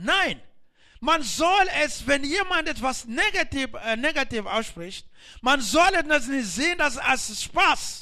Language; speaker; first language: German; non-native, learner; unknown